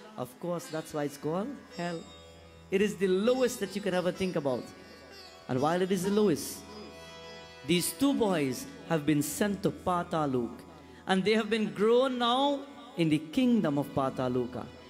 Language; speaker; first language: English; native; English